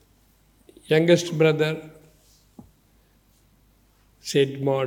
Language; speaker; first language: English; non-native, learner; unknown